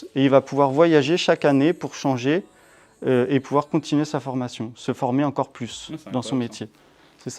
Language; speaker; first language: French; native; French